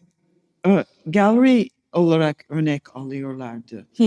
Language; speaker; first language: Turkish; non-native, fluent; English